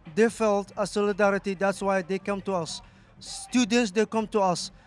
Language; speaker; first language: English; non-native, fluent; Somali